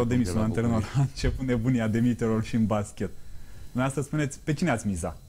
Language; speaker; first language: Romanian; native; Romanian